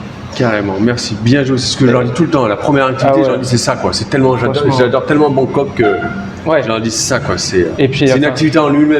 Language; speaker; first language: French; native; French